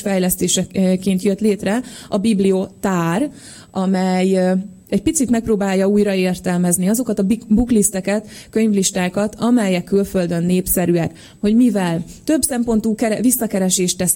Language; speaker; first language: Hungarian; native; Hungarian